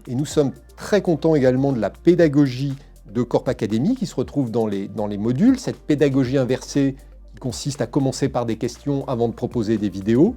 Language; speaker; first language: French; native; French